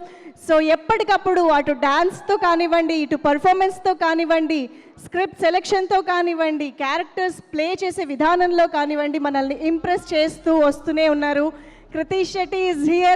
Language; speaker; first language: Telugu; native; Telugu